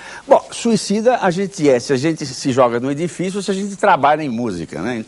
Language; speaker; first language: Portuguese; native; Portuguese